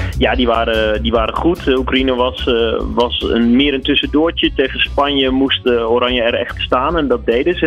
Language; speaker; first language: Dutch; native; Dutch